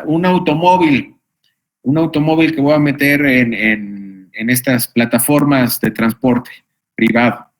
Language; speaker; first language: Spanish; native; Spanish